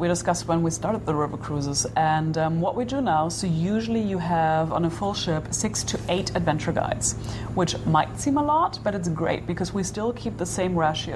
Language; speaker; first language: English; non-native, fluent; German